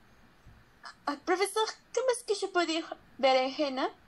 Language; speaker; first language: French; non-native, learner; Spanish